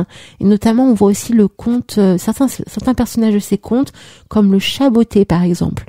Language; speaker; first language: French; native; French